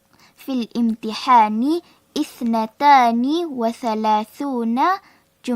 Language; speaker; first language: Arabic; non-native, learner; Malay